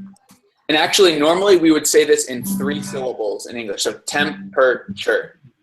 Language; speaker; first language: English; non-native, fluent; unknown